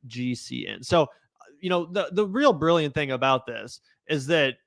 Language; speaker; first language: English; native; English